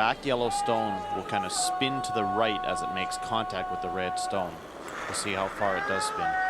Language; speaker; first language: English; native; English